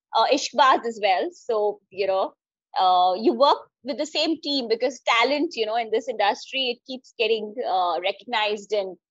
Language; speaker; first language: English; non-native, local second language; Hindi